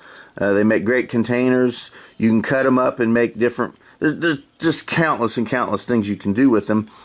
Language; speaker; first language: English; native; English